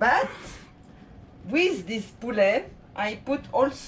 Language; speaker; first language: English; non-native, learner; French